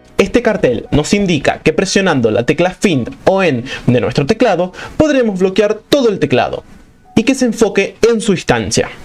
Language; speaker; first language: Spanish; native; Spanish